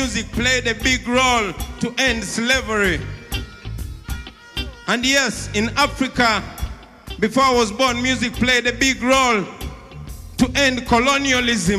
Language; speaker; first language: English; non-native, local second language; Ganda